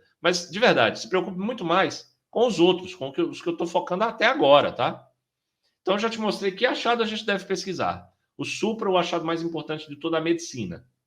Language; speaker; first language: Portuguese; native; Portuguese